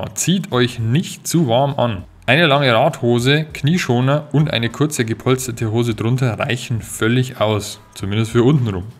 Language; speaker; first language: German; native; German